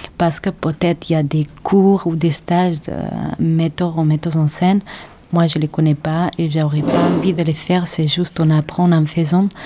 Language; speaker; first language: French; non-native, fluent; Catalan